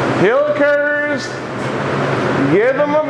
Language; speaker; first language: English; native; English